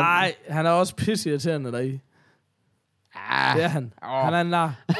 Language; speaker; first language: Danish; native; Danish